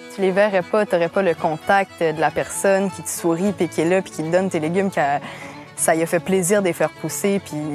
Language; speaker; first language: French; native; French